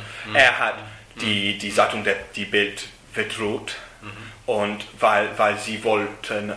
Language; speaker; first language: German; non-native, learner; English